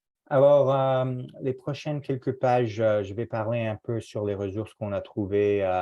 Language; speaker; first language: French; non-native, fluent; English